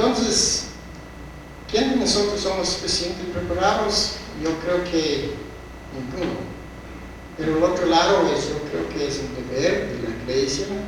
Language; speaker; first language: Spanish; non-native, fluent; English